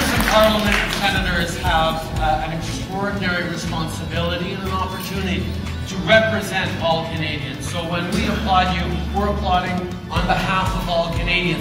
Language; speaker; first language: English; early bilingual, other home language; French